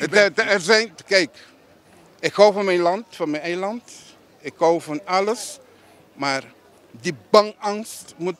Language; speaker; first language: Dutch; non-native, local second language; Papiamento